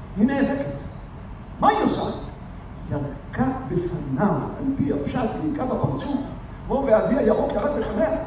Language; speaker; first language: Hebrew; native; Hebrew